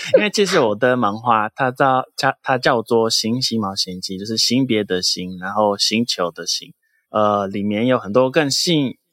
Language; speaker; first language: Chinese; non-native, fluent; Portuguese